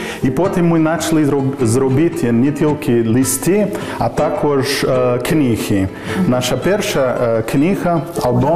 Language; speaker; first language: Ukrainian; non-native, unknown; English